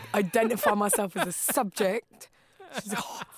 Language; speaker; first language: English; native; English